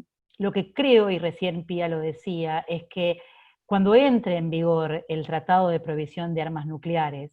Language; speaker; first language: Spanish; native; Spanish